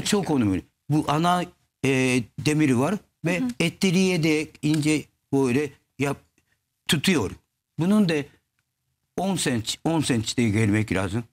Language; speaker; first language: Turkish; non-native, learner; Japanese